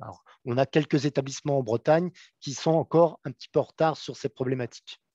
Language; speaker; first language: French; native; French